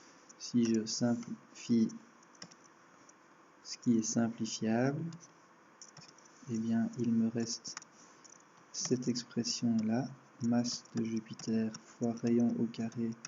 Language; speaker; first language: French; native; French